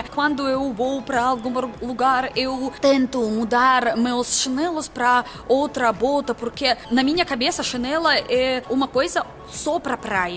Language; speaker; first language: Portuguese; non-native, learner; Russian